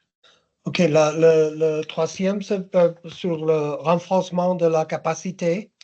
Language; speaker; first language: French; non-native, learner; English